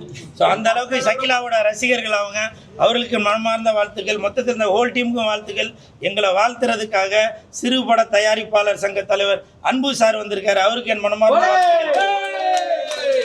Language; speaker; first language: Tamil; native; Tamil